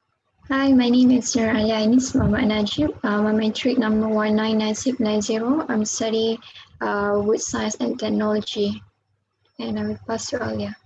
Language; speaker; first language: English; non-native, local second language; Malay